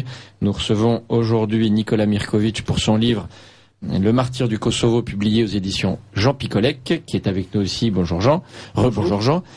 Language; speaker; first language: French; native; French